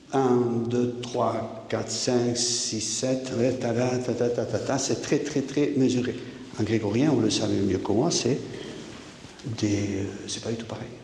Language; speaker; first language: French; native; French